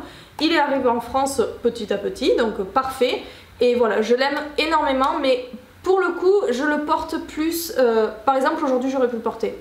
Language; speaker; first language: French; native; French